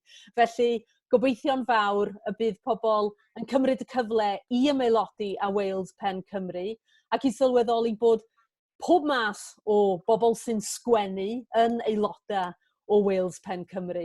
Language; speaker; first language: Welsh; native; Welsh